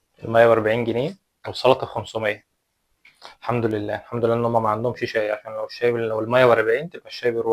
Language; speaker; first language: Arabic; native; Arabic